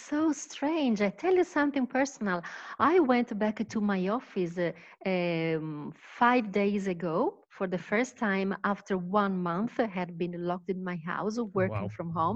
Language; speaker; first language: English; non-native, fluent; Italian